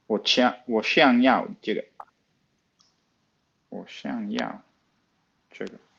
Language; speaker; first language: Chinese; non-native, learner; Swedish